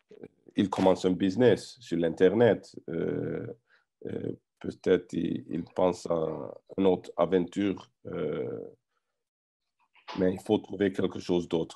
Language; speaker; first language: French; non-native, learner; English